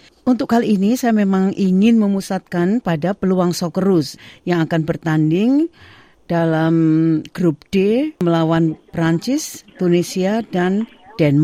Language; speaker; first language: Indonesian; native; Indonesian